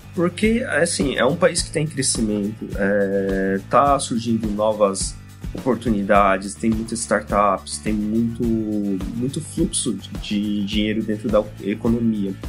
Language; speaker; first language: Portuguese; non-native, fluent; Japanese